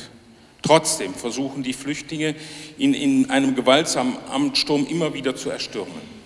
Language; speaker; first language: German; native; German